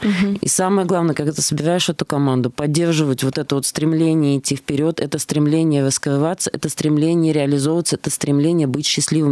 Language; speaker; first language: Russian; native; Russian